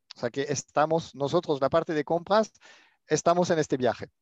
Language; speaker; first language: Spanish; non-native, fluent; French